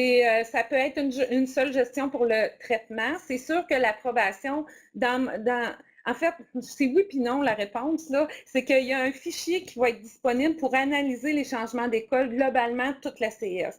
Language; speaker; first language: French; native; French